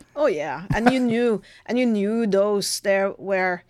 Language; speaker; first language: English; non-native, fluent; Norwegian